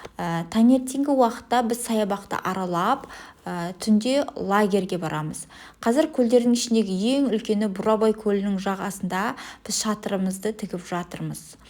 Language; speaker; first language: Kazakh; native; Kazakh